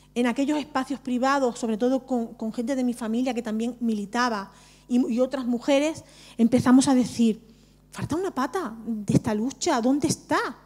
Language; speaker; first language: Spanish; native; Spanish